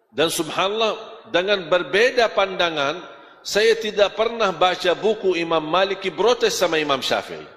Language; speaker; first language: Malay; non-native, fluent; Arabic